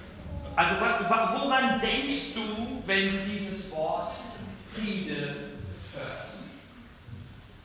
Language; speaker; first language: German; non-native, fluent; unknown